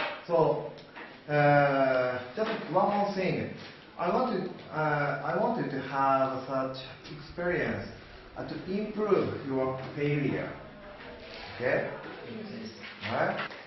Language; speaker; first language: English; non-native, learner; Japanese